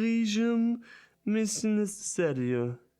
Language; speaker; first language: Portuguese; non-native, learner; German